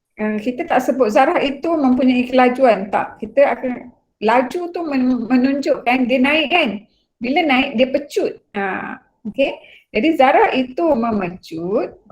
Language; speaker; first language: Malay; native; Malay